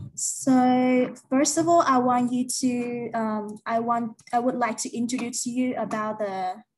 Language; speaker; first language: English; non-native, learner; Vietnamese